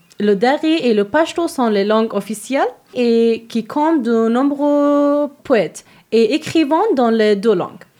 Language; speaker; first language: French; non-native, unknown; Persian